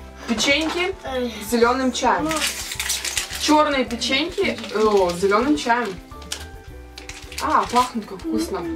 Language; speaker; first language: Russian; native; Russian